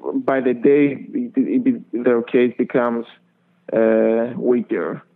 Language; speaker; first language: English; non-native, fluent; Greek